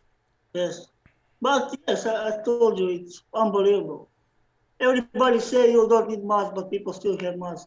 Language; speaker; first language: English; non-native, learner; Slovenian